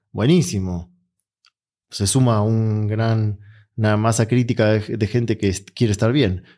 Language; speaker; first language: Spanish; native; Spanish